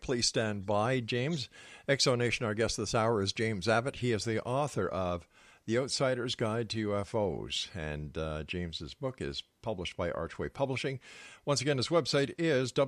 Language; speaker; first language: English; native; English